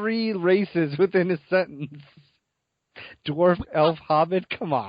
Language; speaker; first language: English; native; English